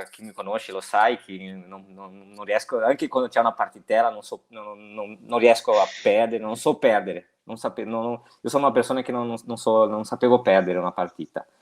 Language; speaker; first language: Italian; non-native, fluent; Portuguese